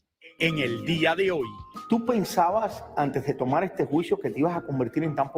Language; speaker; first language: Spanish; native; Spanish